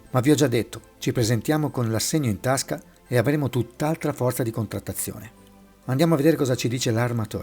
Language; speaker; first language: Italian; native; Italian